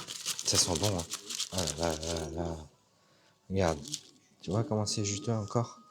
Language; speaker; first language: French; native; French